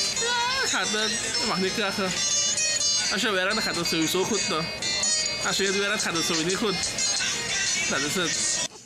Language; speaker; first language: Dutch; non-native, local second language; Sranan Tongo